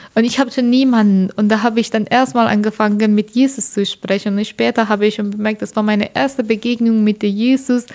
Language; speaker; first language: German; non-native, learner; Persian